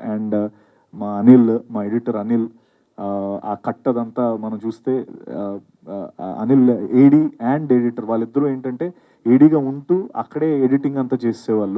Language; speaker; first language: Telugu; native; Telugu